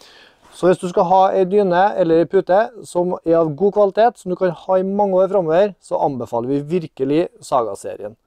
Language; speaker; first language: Norwegian; native; Norwegian